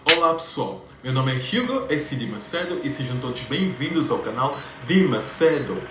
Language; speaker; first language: Portuguese; native; Portuguese